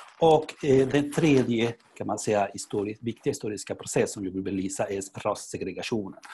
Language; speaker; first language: Swedish; non-native, fluent; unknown